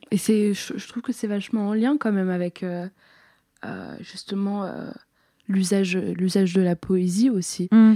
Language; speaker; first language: French; native; French